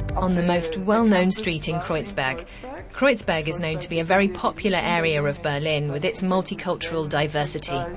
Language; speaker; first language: English; non-native, fluent; Turkish